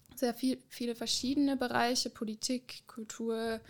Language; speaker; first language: German; native; German